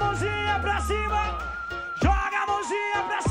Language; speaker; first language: Portuguese; native; Portuguese